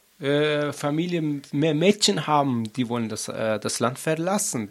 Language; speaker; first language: German; non-native, learner; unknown